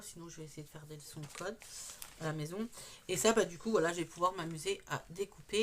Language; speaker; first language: French; native; French